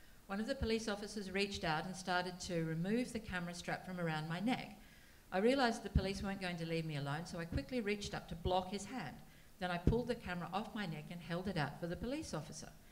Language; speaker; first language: English; native; English